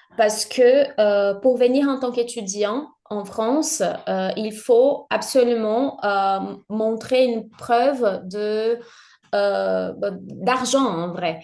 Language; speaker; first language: French; non-native, fluent; Portuguese